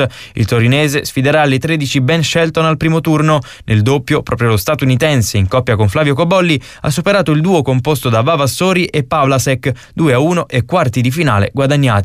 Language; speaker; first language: Italian; native; Italian